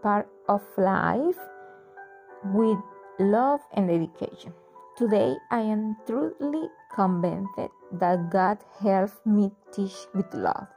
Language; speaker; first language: English; non-native, learner; Spanish